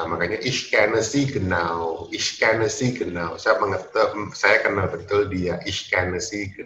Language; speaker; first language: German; non-native, learner; Indonesian